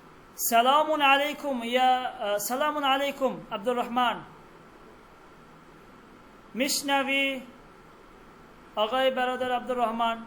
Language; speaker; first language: Persian; non-native, fluent; Bangla